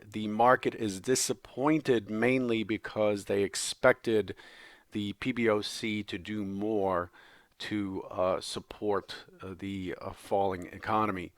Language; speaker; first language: English; native; English